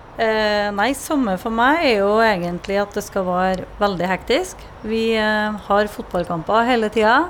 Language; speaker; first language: Norwegian; native; Norwegian